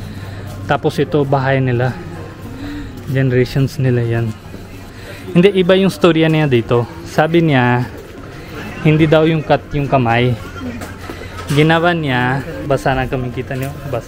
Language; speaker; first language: Filipino; non-native, learner; Hindi